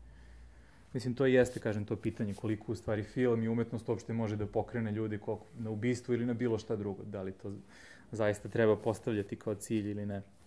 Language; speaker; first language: Serbian; native; Serbian